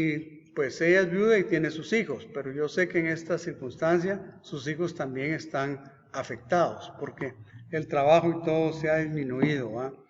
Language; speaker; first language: Spanish; native; Spanish